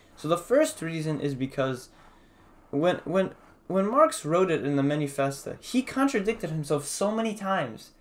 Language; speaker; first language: English; early bilingual, other home language; Russian